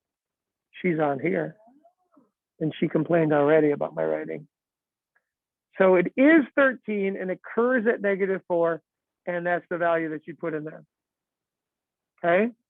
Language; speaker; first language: English; native; English